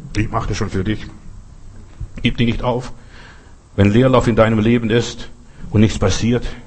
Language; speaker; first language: German; non-native, fluent; Russian